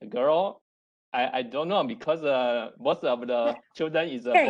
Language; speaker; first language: English; non-native, learner; Chinese